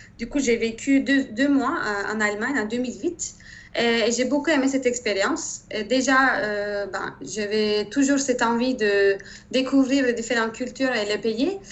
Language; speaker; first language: French; non-native, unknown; Turkish